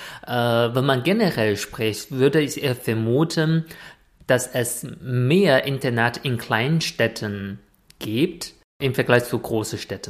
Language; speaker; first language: German; non-native, fluent; Chinese